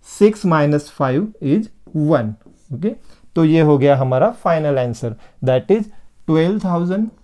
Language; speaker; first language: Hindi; non-native, local second language; Marathi